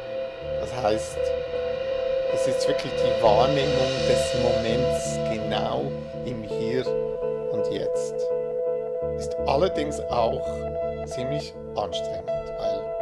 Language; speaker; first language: German; early bilingual, other home language; English